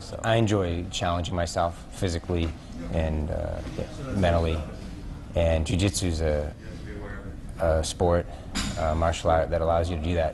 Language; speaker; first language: English; native; English